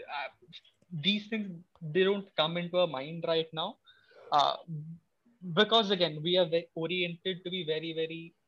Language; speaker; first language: English; non-native, local second language; Odia